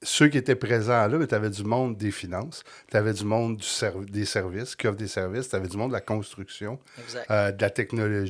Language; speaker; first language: French; native; French